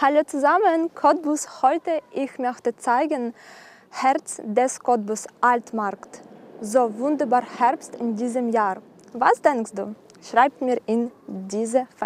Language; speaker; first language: German; non-native, learner; Ukrainian